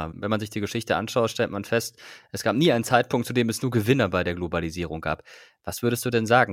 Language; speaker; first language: German; native; German